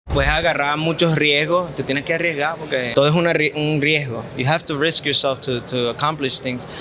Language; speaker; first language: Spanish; early bilingual, heritage; Spanish